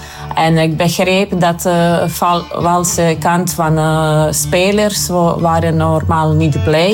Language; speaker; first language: Dutch; non-native, learner; Croatian